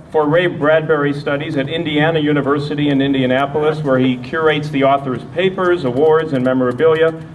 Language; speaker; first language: English; native; English